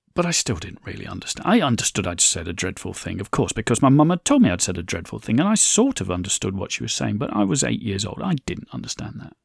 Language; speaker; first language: English; native; English